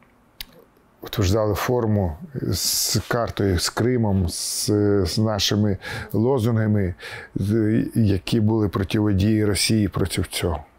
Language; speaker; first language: Ukrainian; non-native, local second language; Russian